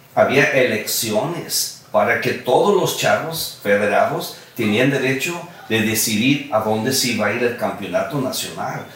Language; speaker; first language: Spanish; early bilingual, heritage; Spanish